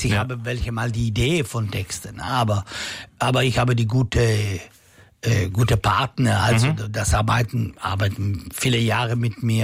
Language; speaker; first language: German; non-native, learner; Italian